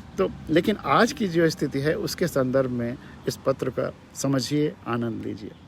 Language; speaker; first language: Hindi; native; Hindi